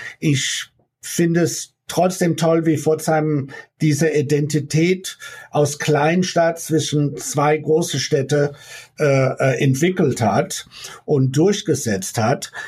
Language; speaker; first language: German; non-native, fluent; English